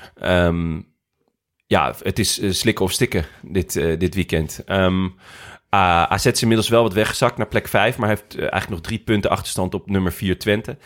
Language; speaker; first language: Dutch; native; Dutch